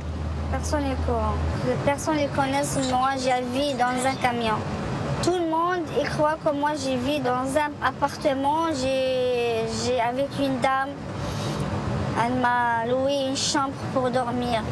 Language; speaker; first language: French; non-native, learner; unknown